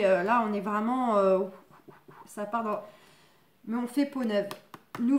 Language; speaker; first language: French; native; French